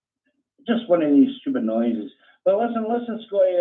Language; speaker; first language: English; native; English